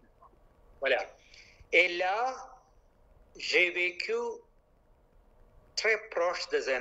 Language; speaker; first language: French; non-native, local second language; Malayalam